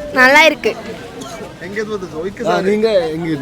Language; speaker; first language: Tamil; non-native, learner; Malayalam